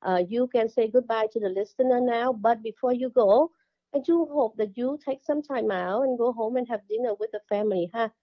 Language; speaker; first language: English; non-native, fluent; Vietnamese